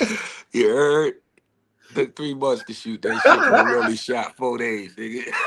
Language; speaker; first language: English; native; English